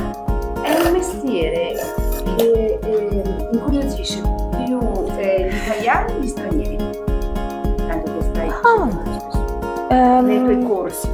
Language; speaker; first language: Italian; native; Italian